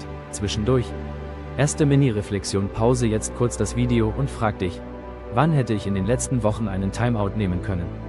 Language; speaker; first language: German; native; German